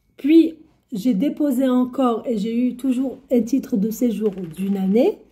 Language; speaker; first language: French; non-native, local second language; Arabic